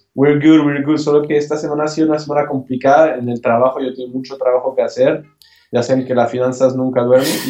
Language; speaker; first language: Spanish; non-native, fluent; French